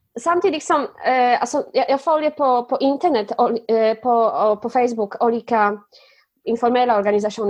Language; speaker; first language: Swedish; non-native, fluent; Polish